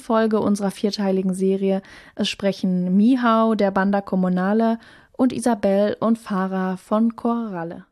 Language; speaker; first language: German; native; German